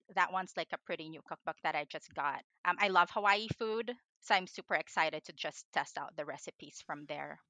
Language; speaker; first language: English; non-native, local second language; Filipino